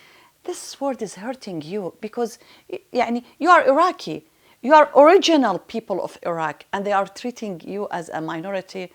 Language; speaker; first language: English; non-native, fluent; Arabic